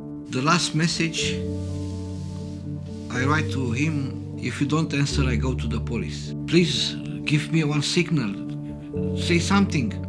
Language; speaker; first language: English; non-native, learner; Romanian